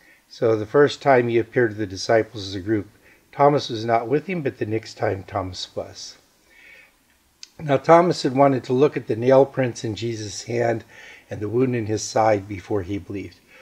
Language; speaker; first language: English; native; English